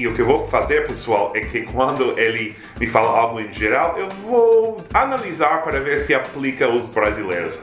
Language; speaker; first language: Portuguese; non-native, fluent; English